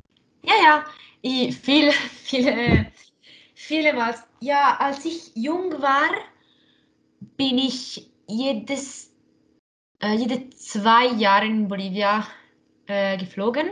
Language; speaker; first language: German; non-native, local second language; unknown